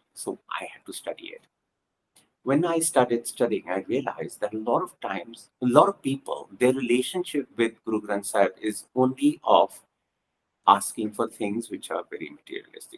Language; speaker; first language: English; non-native, local second language; Punjabi